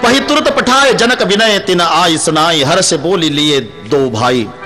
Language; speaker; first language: Hindi; non-native, local second language; Marathi